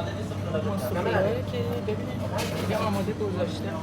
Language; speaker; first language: Persian; native; Persian